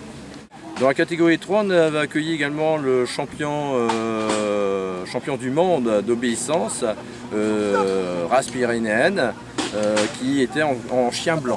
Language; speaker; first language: French; native; French